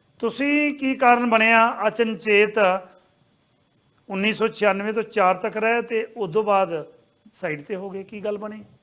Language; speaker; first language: Punjabi; native; Punjabi